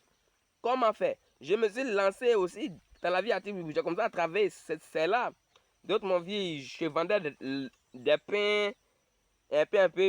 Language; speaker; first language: French; non-native, local second language; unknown